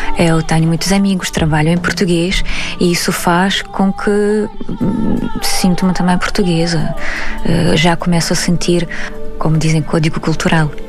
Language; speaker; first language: Portuguese; non-native, fluent; Belarusian